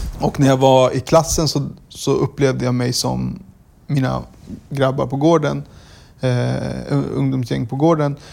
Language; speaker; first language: Swedish; early bilingual, other home language; Kurdish